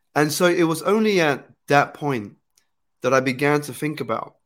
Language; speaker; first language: English; native; English